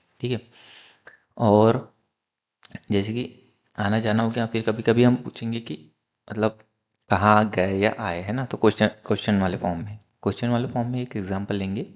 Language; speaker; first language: Hindi; native; Hindi